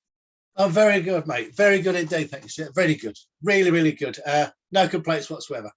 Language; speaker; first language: English; native; English